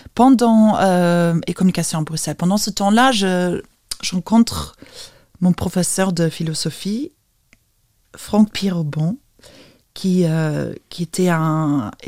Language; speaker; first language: French; non-native, fluent; Lithuanian